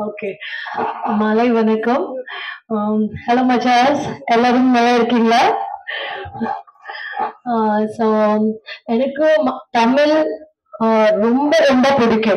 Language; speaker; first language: Tamil; non-native, learner; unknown